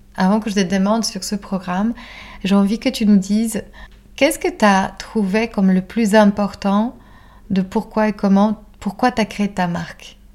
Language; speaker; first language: French; non-native, fluent; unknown